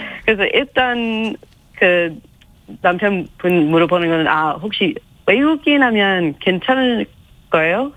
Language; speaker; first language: Korean; non-native, fluent; English